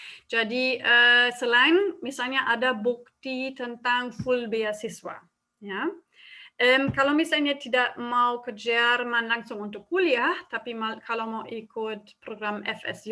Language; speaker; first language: Indonesian; non-native, fluent; German